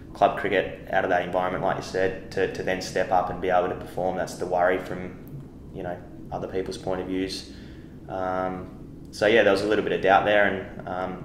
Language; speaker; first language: English; native; English